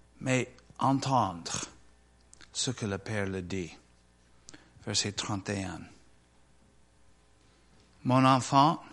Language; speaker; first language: French; non-native, learner; English